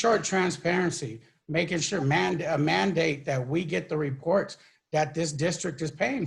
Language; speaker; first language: English; native; English